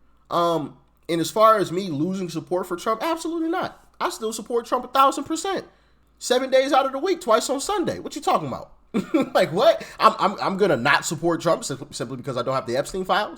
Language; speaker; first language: English; native; English